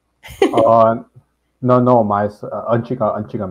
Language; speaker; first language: Portuguese; non-native, learner; English